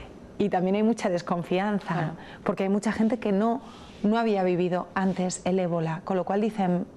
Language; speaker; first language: Spanish; native; Spanish